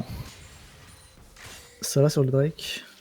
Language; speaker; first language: French; native; French